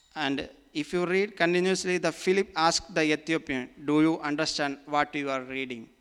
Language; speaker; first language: English; non-native, local second language; Malayalam